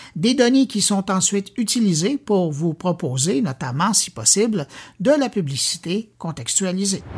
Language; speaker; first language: French; native; French